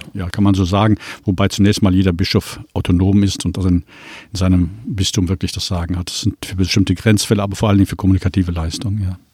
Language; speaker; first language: German; native; German